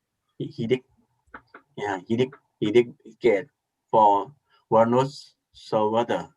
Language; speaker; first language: English; non-native, learner; Thai